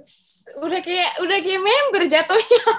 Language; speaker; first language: Indonesian; native; Indonesian